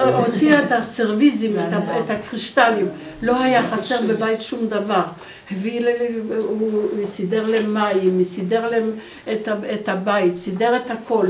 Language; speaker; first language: Hebrew; non-native, fluent; Polish